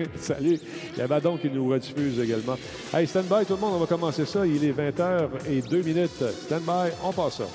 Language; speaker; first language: French; native; French